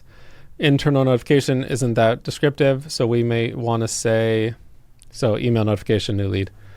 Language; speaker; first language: English; native; English